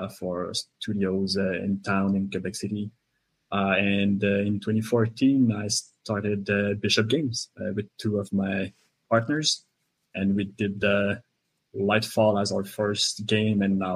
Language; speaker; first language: English; non-native, fluent; French